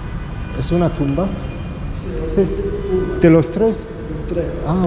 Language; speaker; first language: Spanish; non-native, learner; English